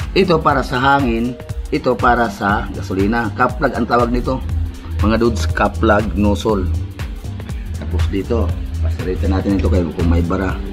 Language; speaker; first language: Filipino; non-native, local second language; Cebuano